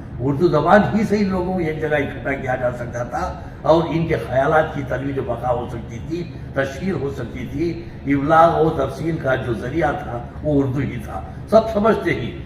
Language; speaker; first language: Urdu; native; Urdu